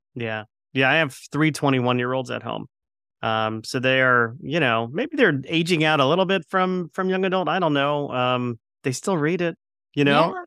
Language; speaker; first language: English; native; English